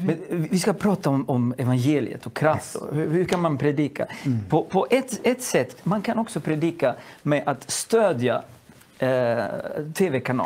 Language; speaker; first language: Swedish; non-native, fluent; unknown